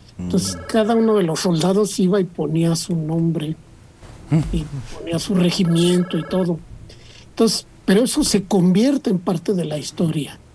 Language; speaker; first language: Spanish; native; Spanish